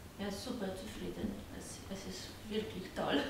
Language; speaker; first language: German; non-native, learner; Polish